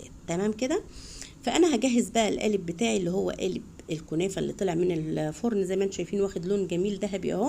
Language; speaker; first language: Arabic; native; Arabic